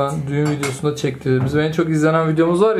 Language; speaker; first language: Turkish; native; Turkish